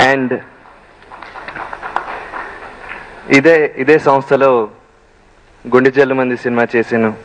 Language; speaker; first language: Telugu; native; Telugu